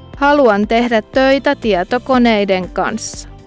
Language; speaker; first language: Finnish; non-native, learner; Arabic